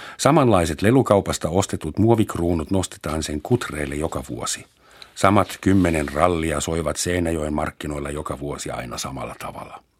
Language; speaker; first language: Finnish; non-native, fluent; German